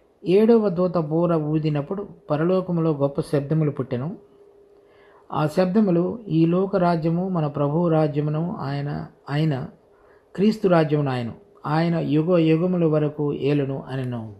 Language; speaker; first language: Telugu; native; Telugu